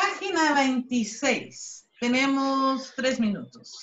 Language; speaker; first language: Spanish; non-native, fluent; Portuguese